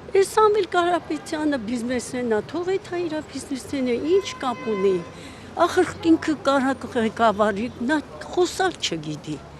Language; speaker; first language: Armenian; native; Armenian